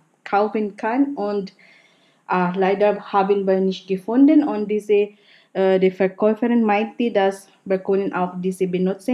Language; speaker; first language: German; non-native, learner; Filipino